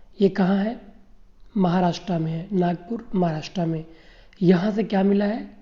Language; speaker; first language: Hindi; native; Hindi